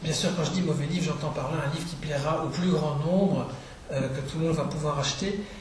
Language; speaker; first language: French; non-native, fluent; Czech